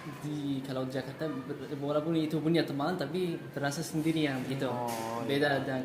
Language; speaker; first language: Indonesian; non-native, learner; Arabic